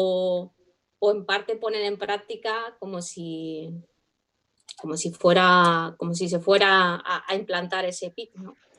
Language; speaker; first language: Spanish; native; Spanish